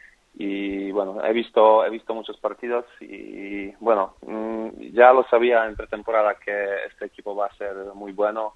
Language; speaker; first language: Spanish; non-native, fluent; Polish